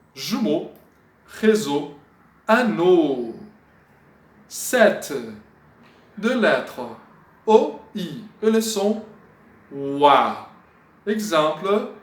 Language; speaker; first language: French; non-native, fluent; Portuguese